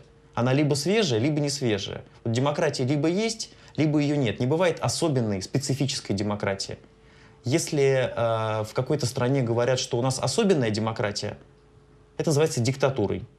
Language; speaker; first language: Russian; native; Russian